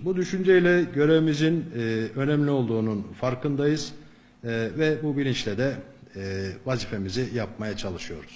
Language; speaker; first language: Turkish; native; Turkish